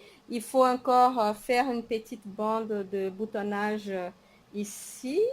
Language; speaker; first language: French; non-native, fluent; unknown